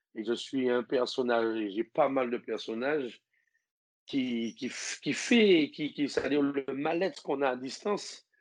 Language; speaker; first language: French; native; French